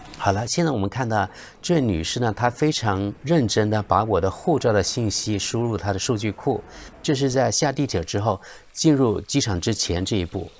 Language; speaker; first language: Chinese; native; Chinese